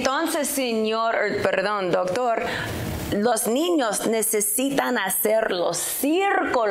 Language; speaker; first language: Spanish; non-native, learner; English